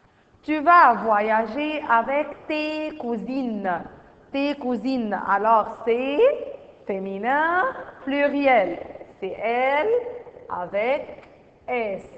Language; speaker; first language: French; non-native, fluent; Arabic